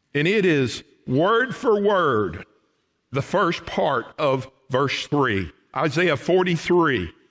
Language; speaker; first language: English; native; English